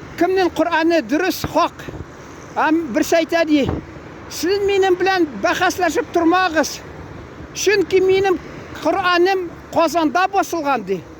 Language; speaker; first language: Tatar; early bilingual, heritage; Tatar